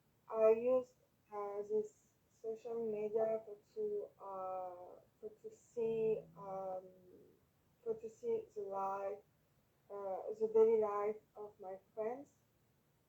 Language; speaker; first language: English; non-native, learner; French